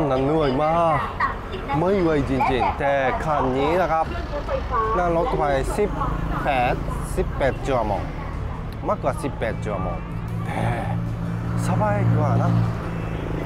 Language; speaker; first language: Thai; non-native, learner; Japanese